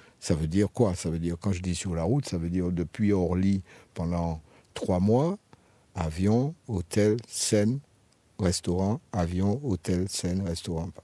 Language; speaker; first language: French; native; French